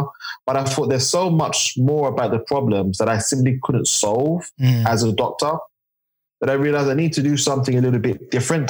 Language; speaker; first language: English; native; English